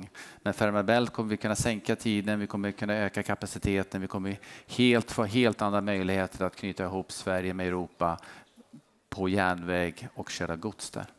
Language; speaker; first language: Swedish; native; Swedish